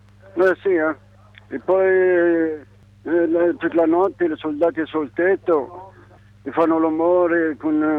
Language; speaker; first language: Italian; non-native, learner; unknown